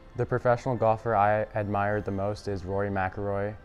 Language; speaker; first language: English; native; English